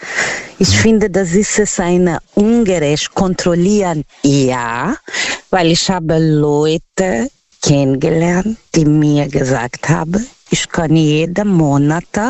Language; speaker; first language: German; non-native, fluent; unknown